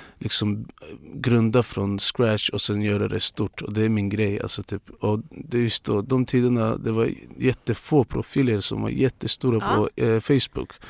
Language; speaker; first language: Swedish; non-native, fluent; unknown